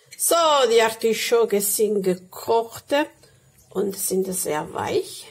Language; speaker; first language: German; non-native, learner; Italian